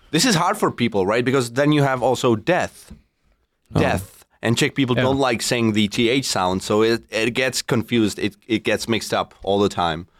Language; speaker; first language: English; non-native, fluent; Czech